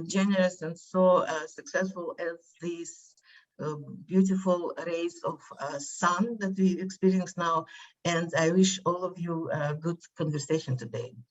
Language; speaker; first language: English; non-native, fluent; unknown